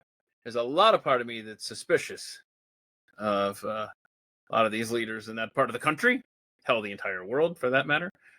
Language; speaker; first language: English; native; English